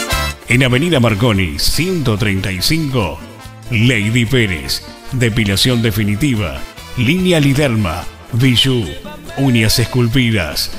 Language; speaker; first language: Spanish; native; Spanish